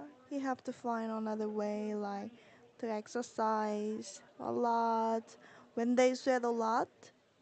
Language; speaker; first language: English; non-native, learner; Korean